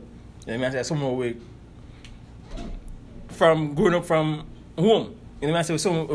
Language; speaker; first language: English; non-native, local second language; Jamaican Creole English